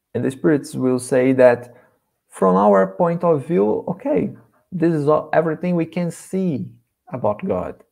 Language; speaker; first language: English; non-native, learner; Portuguese